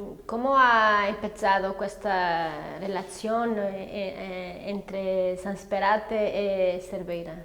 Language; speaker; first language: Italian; non-native, learner; Spanish